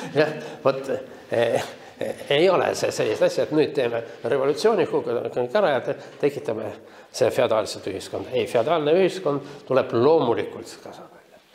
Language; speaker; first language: Estonian; non-native, local second language; Russian